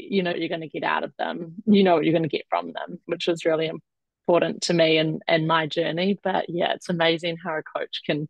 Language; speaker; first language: English; native; English